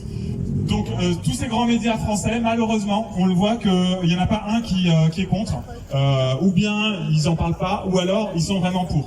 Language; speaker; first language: French; native; French